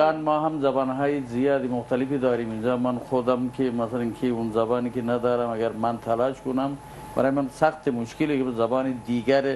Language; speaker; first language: Persian; non-native, fluent; Urdu